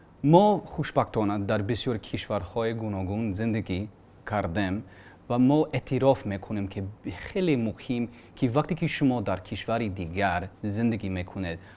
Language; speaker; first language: Persian; non-native, learner; English